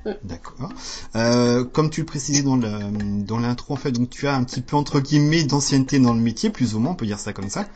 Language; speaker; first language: French; native; French